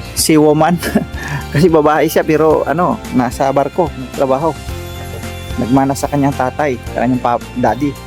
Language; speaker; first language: Filipino; non-native, local second language; Cebuano